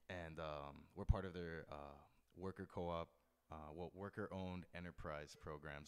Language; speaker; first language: English; native; English